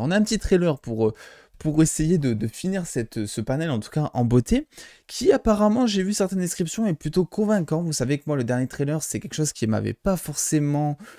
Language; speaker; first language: French; native; French